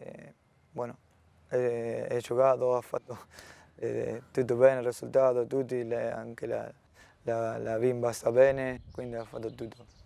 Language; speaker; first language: Italian; non-native, fluent; Spanish